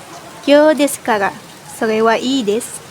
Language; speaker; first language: Japanese; non-native, learner; Indonesian